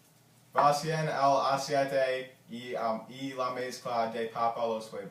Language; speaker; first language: Spanish; non-native, learner; English